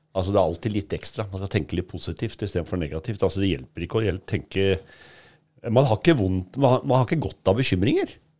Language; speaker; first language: Norwegian; native; Norwegian